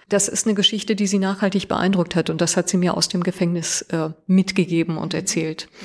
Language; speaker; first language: German; early bilingual, other home language; Persian